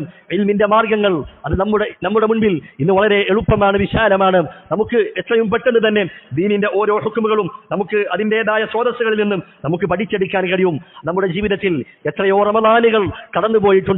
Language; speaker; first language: Malayalam; native; Malayalam